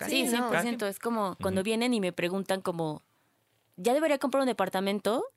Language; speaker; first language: Spanish; native; Spanish